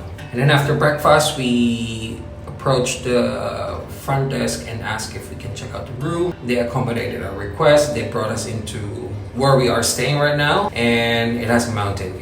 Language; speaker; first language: English; non-native, local second language; Filipino